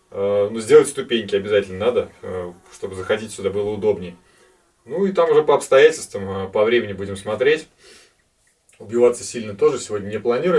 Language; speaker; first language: Russian; native; Russian